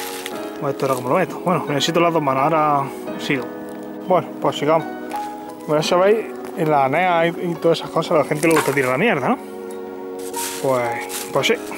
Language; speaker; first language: Spanish; native; Spanish